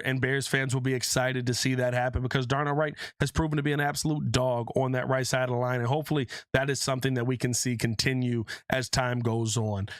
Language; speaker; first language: English; native; English